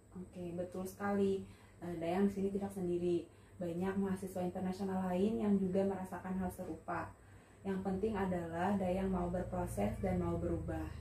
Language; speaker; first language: Indonesian; native; Indonesian